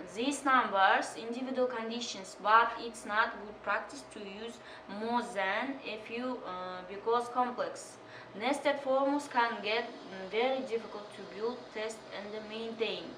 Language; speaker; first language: English; non-native, learner; Kazakh